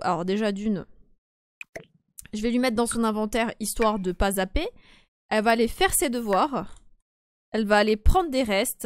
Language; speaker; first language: French; native; French